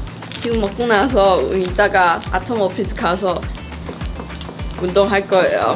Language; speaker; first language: Korean; non-native, learner; Chinese